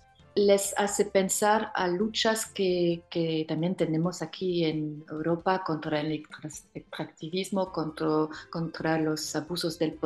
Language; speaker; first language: Spanish; non-native, fluent; French